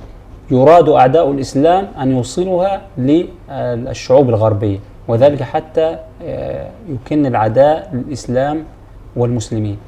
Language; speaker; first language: Arabic; native; Arabic